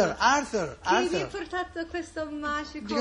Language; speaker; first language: Italian; non-native, learner; English